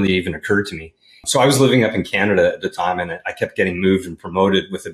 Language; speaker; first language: English; native; English